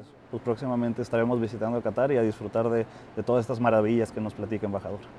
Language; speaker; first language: Spanish; native; Spanish